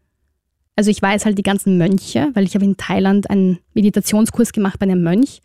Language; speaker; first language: German; native; German